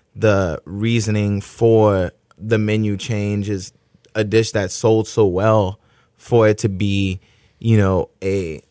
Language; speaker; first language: English; native; English